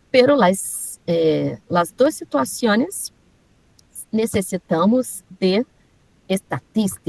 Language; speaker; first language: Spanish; non-native, learner; Portuguese